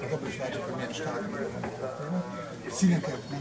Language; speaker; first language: Hungarian; native; Hungarian